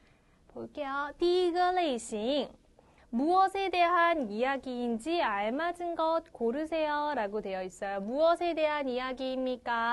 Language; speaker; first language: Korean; non-native, fluent; Chinese